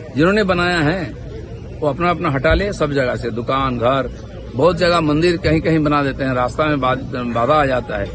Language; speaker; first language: Hindi; non-native, local second language; Bangla